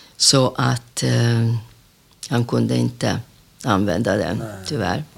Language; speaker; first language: Swedish; non-native, fluent; Hungarian